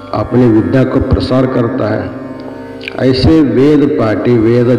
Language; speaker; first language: Hindi; non-native, local second language; Kannada